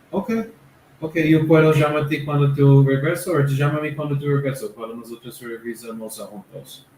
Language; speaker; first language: Spanish; non-native, learner; English